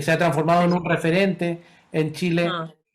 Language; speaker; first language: Spanish; native; Spanish